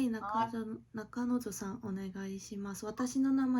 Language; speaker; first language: Japanese; non-native, learner; Korean